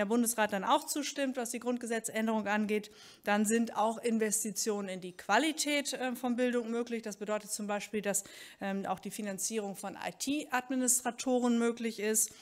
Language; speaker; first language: German; native; German